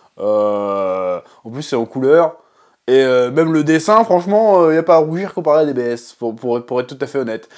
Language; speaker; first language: French; native; French